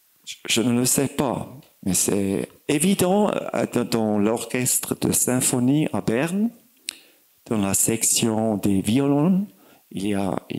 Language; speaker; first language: French; non-native, fluent; German